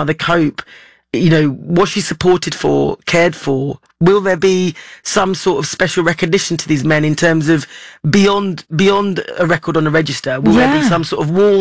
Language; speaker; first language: English; native; English